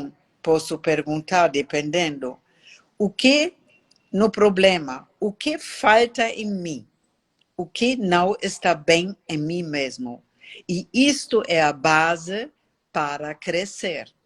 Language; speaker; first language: Portuguese; non-native, learner; German